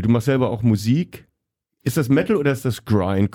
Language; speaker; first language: German; native; German